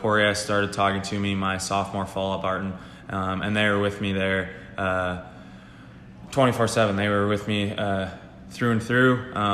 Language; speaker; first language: English; native; English